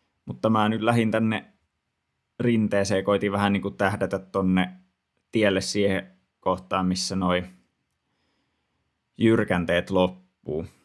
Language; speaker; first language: Finnish; native; Finnish